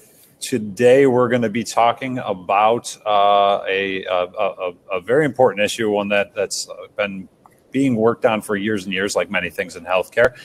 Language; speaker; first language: English; native; English